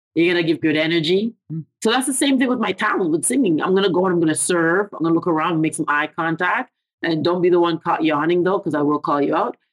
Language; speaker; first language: English; native; English